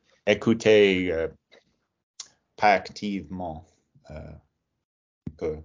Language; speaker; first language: French; non-native, learner; English